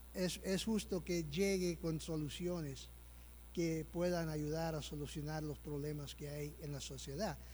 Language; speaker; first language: Spanish; early bilingual, heritage; Spanish